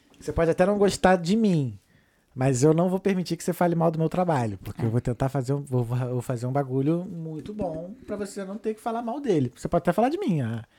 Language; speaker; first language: Portuguese; native; Portuguese